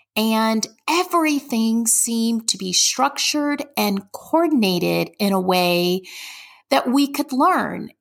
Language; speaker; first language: English; native; English